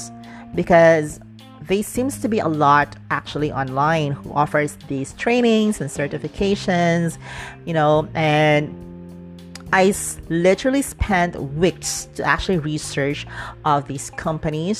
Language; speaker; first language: English; non-native, local second language; Cebuano